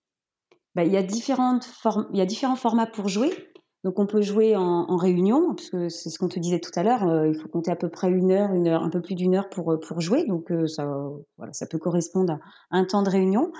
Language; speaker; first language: French; native; French